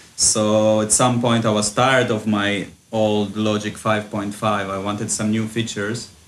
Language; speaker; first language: English; early bilingual, other home language; Russian